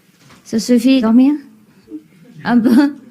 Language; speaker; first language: French; non-native, learner; Chinese